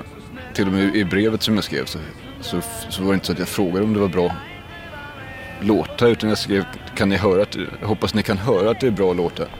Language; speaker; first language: Swedish; native; Swedish